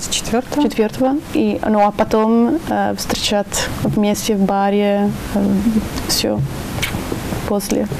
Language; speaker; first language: Russian; non-native, learner; Italian